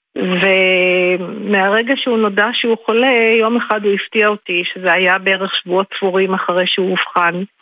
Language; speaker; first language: Hebrew; native; Hebrew